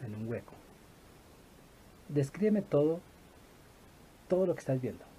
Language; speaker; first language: Spanish; native; Spanish